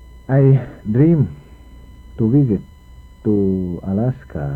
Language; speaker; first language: English; non-native, learner; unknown